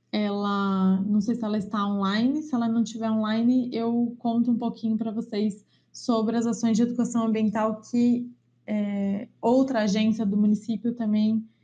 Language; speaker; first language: Portuguese; native; Portuguese